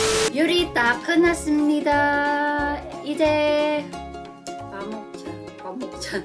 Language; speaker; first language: Korean; non-native, learner; Cebuano